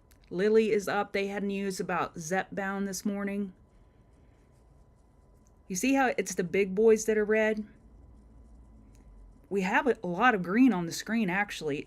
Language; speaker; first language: English; native; English